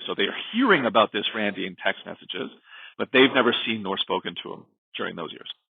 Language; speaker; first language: English; native; English